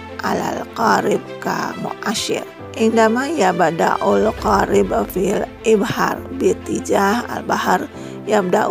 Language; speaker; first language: Arabic; non-native, fluent; Indonesian